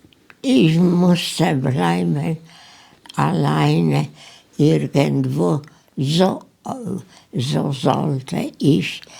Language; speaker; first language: German; non-native, learner; Polish